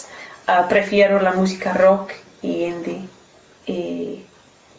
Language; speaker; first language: Spanish; non-native, learner; English